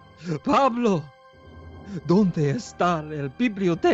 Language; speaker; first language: Spanish; non-native, learner; English